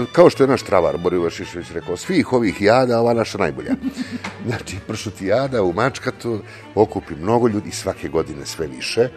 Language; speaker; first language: Serbian; native; Serbian